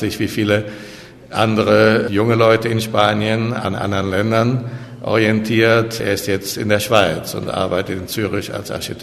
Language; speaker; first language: German; native; German